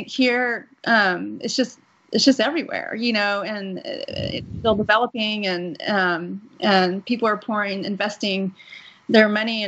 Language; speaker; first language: English; native; English